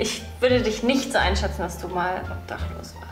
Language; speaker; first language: German; early bilingual, other home language; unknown